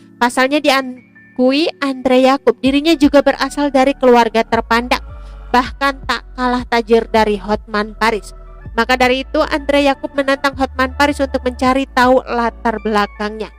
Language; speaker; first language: Indonesian; native; Indonesian